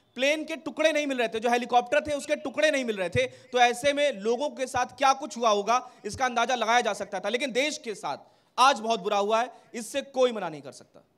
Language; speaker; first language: Hindi; native; Hindi